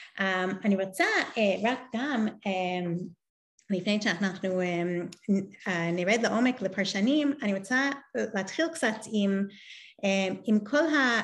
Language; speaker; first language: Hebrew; non-native, fluent; English